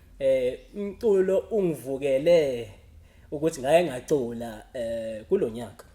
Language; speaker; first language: Zulu; native; Zulu